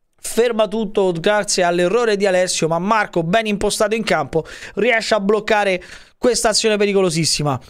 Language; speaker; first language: Italian; native; Italian